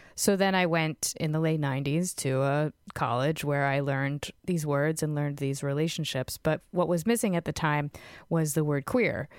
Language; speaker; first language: English; native; English